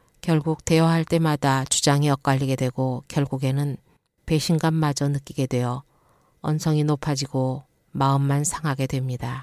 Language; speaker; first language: Korean; native; Korean